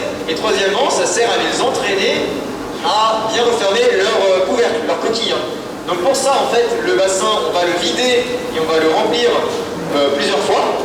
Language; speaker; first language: French; native; French